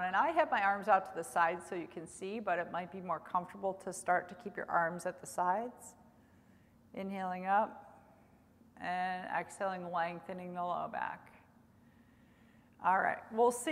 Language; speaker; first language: English; native; English